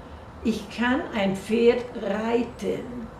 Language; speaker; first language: German; non-native, fluent; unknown